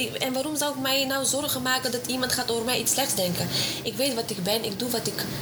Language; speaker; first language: Dutch; non-native, fluent; Russian